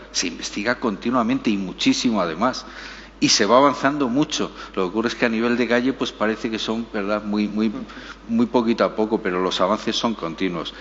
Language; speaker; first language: Spanish; native; Spanish